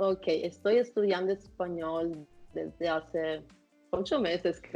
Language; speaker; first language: Spanish; non-native, fluent; Italian